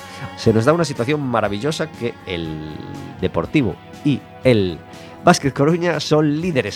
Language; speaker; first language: Spanish; native; Spanish